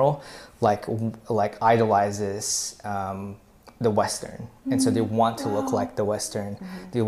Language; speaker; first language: English; early bilingual, other home language; Filipino